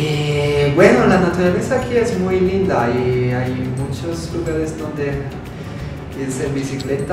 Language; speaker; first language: Spanish; non-native, fluent; Italian